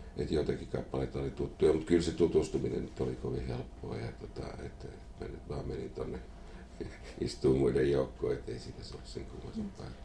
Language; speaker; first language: Finnish; native; Finnish